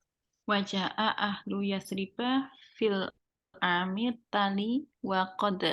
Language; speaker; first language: Arabic; non-native, learner; Indonesian